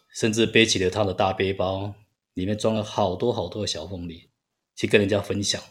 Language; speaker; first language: Chinese; native; Chinese